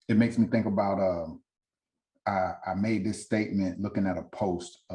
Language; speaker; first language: English; native; English